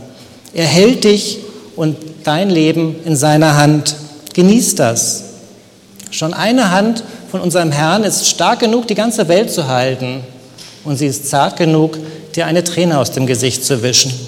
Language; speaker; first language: German; native; German